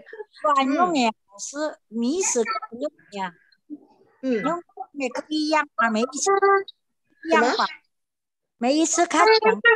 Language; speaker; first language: Chinese; non-native, learner; Indonesian